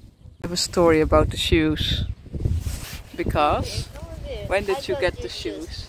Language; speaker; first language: English; non-native, fluent; Dutch